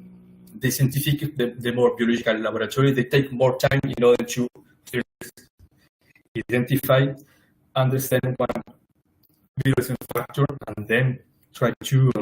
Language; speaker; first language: English; non-native, fluent; Spanish